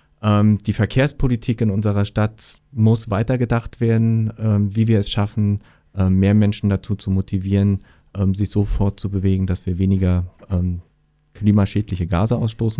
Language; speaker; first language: German; native; German